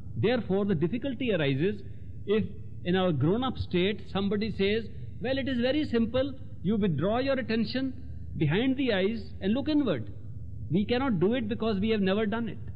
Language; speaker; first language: English; non-native, local second language; Hindi